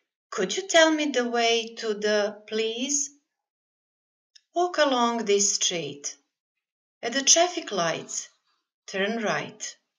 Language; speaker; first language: English; non-native, fluent; Serbian